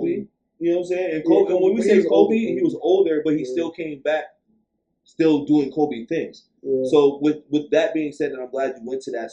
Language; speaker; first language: English; native; English